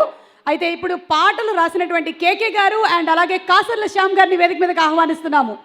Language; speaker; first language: Telugu; native; Telugu